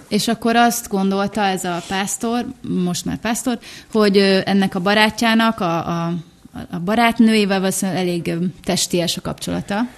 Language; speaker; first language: Hungarian; native; Hungarian